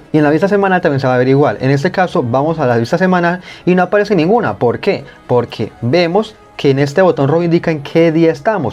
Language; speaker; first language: Spanish; native; Spanish